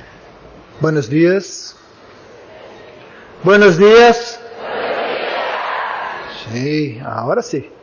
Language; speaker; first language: Spanish; non-native, learner; Portuguese